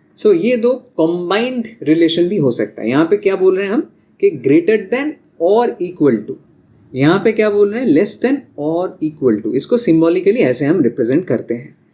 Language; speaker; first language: Hindi; non-native, local second language; Bangla